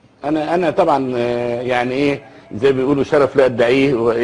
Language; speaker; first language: Arabic; native; Arabic